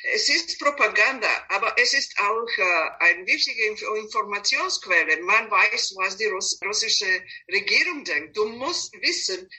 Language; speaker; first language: German; non-native, fluent; Serbian